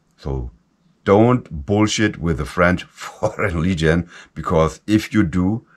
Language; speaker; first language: English; non-native, fluent; German